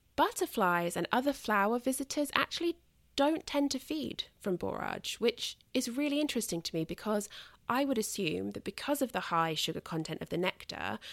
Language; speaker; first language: English; native; English